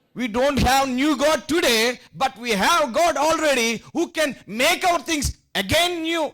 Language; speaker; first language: English; non-native, local second language; Telugu